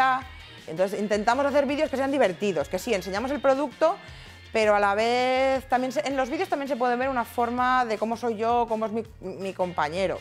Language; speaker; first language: Spanish; native; Spanish